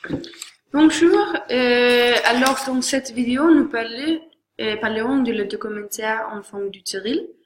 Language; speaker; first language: French; non-native, learner; Swedish